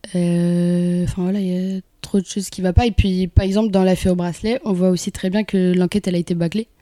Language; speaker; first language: French; early bilingual, other home language; Kabyle